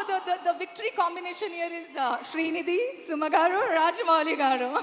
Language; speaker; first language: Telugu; non-native, learner; Kannada